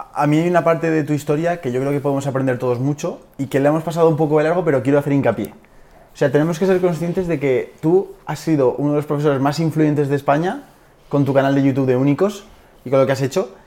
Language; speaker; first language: Spanish; native; Spanish